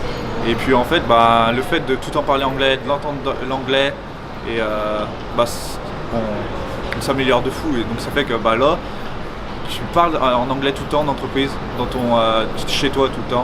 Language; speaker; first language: French; native; French